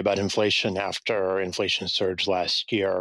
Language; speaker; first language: English; native; English